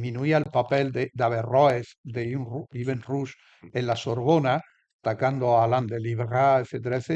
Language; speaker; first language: Spanish; native; Spanish